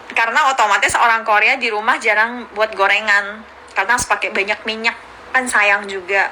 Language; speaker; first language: Indonesian; early bilingual, other home language; Korean